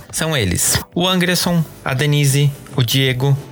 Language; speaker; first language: Portuguese; native; Portuguese